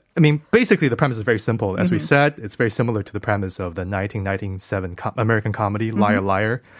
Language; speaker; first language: English; non-native, fluent; Chinese